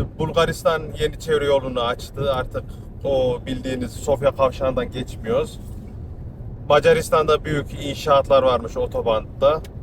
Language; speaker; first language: Turkish; early bilingual, heritage; Turkish